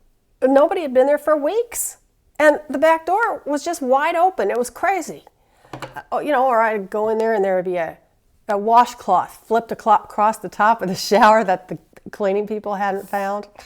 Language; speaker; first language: English; native; English